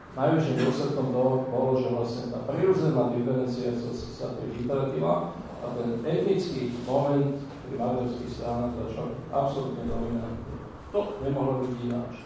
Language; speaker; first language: Slovak; non-native, local second language; Hungarian